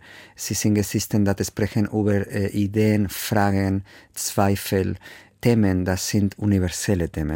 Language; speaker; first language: German; non-native, fluent; Spanish